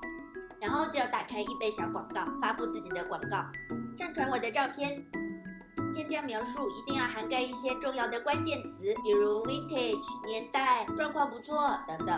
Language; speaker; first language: Chinese; native; Chinese